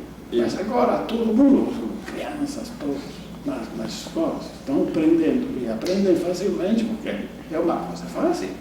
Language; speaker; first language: Portuguese; non-native, fluent; English